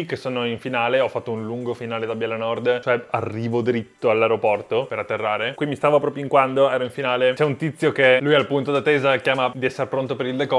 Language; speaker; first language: Italian; native; Italian